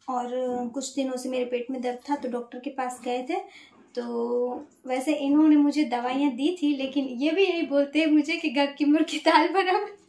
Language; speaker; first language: Hindi; non-native, local second language; Gujarati